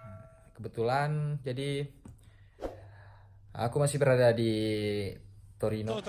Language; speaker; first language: Indonesian; non-native, local second language; Achinese